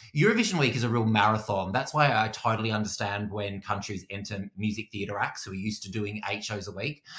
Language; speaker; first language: English; native; English